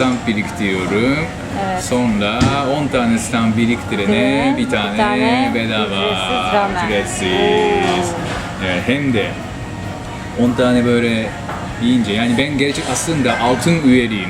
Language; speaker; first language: Turkish; non-native, fluent; Japanese